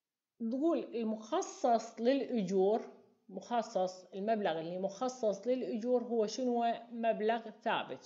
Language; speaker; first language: Arabic; native; Arabic